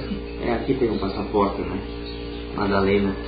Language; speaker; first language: Portuguese; non-native, local second language; Italian